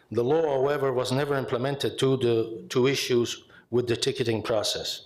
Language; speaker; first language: English; non-native, fluent; Italian